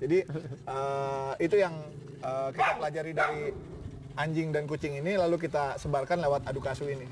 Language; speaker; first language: Indonesian; native; Indonesian